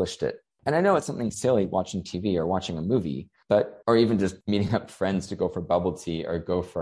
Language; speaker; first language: English; native; English